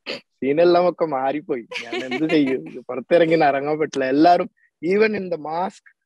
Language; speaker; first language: Malayalam; non-native, local second language; Tamil